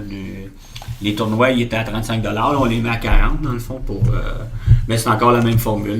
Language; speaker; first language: French; native; French